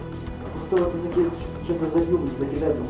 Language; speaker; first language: Russian; native; Russian